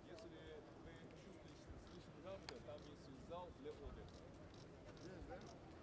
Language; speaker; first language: Russian; non-native, fluent; Chinese